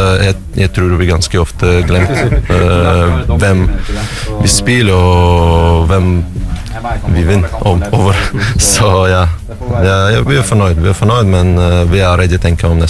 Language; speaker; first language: Norwegian; non-native, fluent; Russian